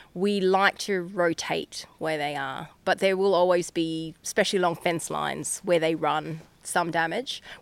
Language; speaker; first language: English; native; English